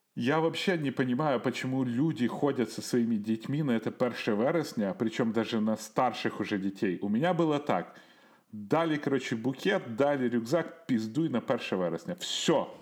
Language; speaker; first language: Ukrainian; non-native, local second language; Russian